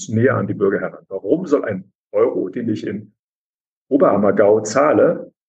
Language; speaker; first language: German; native; German